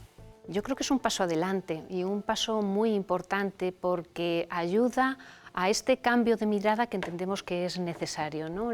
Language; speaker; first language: Spanish; native; Spanish